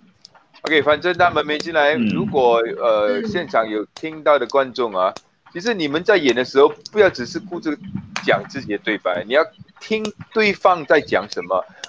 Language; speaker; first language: Chinese; native; Chinese